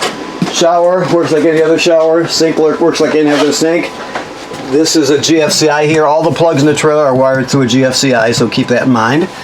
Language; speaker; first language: English; native; English